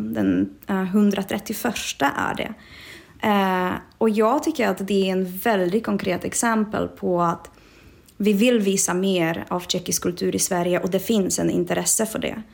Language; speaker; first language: Swedish; non-native, fluent; Czech